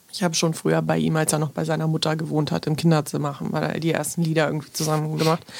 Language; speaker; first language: German; early bilingual, other home language; Polish